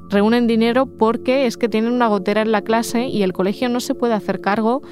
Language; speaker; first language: Spanish; early bilingual, other home language; Russian